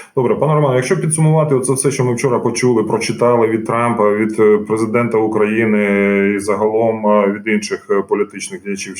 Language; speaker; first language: Ukrainian; native; Ukrainian